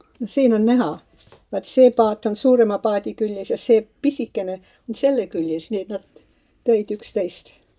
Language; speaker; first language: Estonian; early bilingual, heritage; Estonian